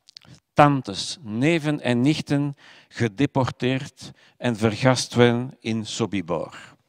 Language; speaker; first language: Dutch; non-native, local second language; French